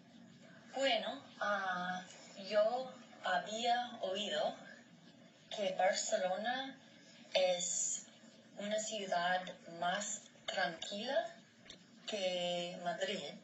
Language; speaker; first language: Spanish; non-native, learner; English